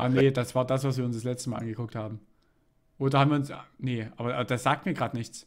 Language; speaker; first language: German; native; German